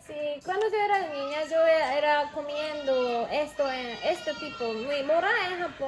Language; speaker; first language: Spanish; non-native, learner; Japanese